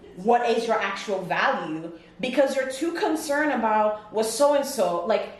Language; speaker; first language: English; early bilingual, other home language; Portuguese